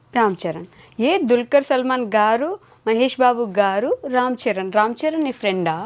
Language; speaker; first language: Telugu; native; Telugu